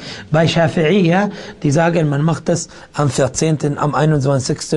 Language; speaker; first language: German; non-native, fluent; Arabic